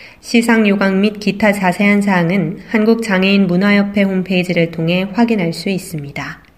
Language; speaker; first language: Korean; native; Korean